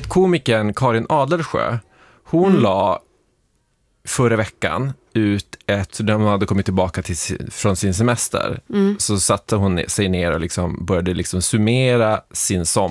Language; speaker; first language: Swedish; native; Swedish